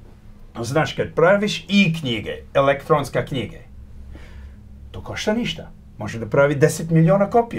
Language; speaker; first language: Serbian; early bilingual, heritage; Croatian